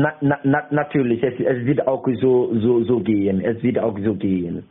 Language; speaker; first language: German; non-native, learner; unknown